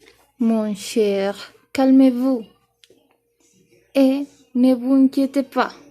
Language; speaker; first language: French; non-native, learner; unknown